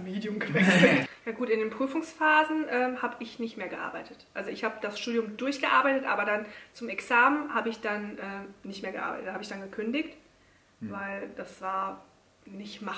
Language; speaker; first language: German; native; German